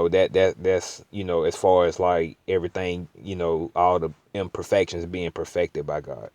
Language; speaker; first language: English; native; English